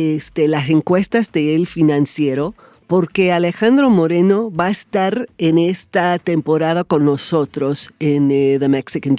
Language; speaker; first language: Spanish; non-native, fluent; English